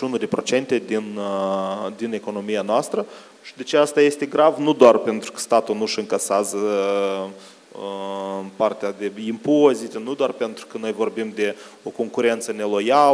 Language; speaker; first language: Romanian; native; Romanian